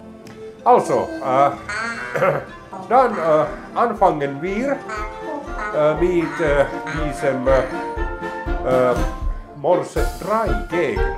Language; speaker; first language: German; non-native, learner; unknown